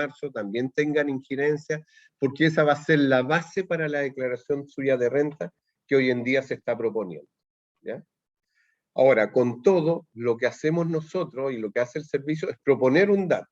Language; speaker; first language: Spanish; native; Spanish